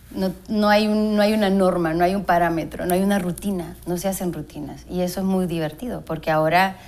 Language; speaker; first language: Spanish; native; Spanish